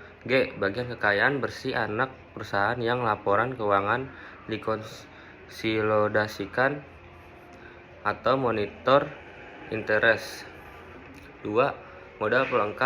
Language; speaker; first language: Indonesian; native; Indonesian